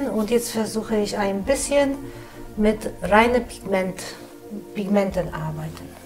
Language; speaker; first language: German; non-native, fluent; Polish